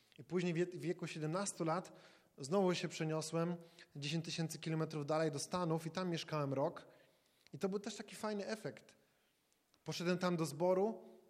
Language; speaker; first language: Polish; native; Polish